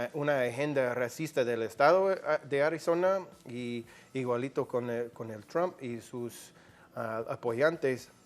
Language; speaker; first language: Spanish; non-native, fluent; English